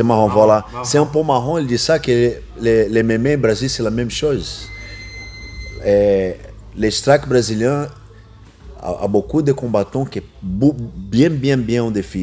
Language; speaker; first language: French; non-native, learner; Portuguese